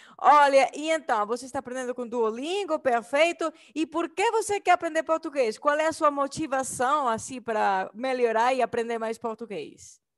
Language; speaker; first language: Portuguese; non-native, fluent; Spanish